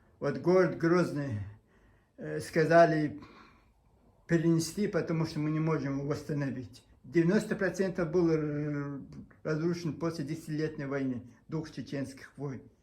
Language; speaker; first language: Russian; non-native, local second language; Chechen